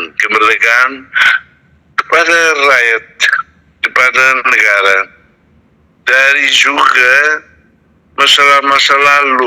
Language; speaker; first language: Indonesian; non-native, fluent; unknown